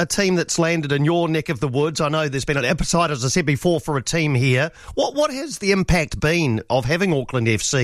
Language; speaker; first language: English; native; English